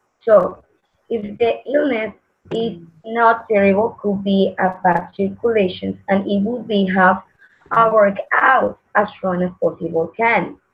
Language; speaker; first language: English; non-native, learner; Spanish